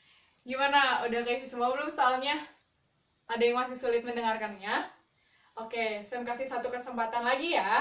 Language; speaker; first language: Indonesian; native; Indonesian